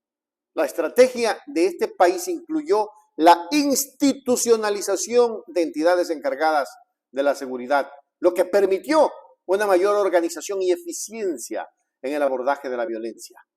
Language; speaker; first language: Spanish; native; Spanish